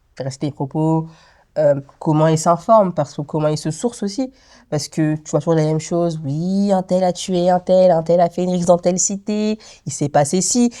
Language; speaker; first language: French; early bilingual, other home language; Lingala